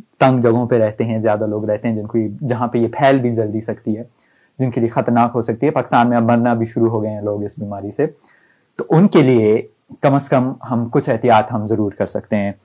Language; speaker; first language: Urdu; native; Urdu